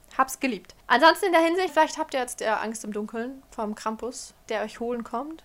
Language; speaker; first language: German; early bilingual, other home language; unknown